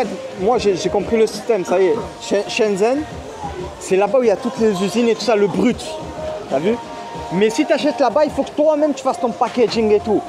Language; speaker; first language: French; native; French